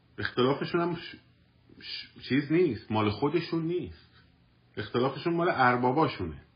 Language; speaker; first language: Persian; native; Persian